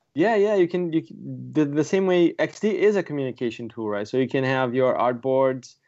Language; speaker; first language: English; non-native, fluent; Portuguese